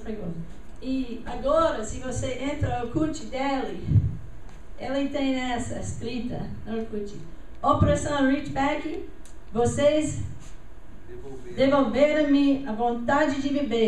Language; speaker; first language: Portuguese; non-native, learner; English